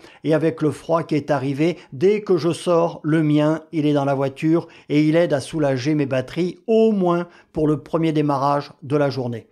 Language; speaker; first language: French; native; French